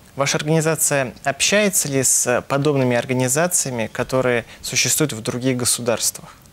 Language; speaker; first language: Russian; native; Russian